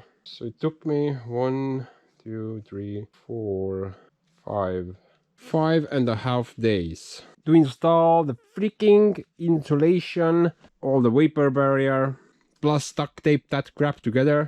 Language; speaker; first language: English; non-native, fluent; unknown